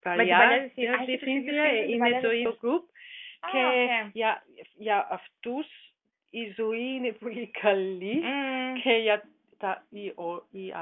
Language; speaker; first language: Greek; non-native, learner; German